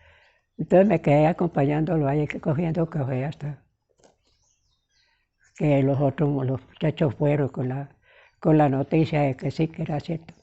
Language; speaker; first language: Spanish; native; Spanish